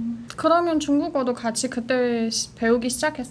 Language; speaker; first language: Korean; non-native, fluent; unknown